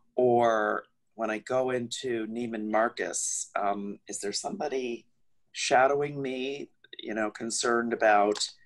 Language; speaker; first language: English; native; English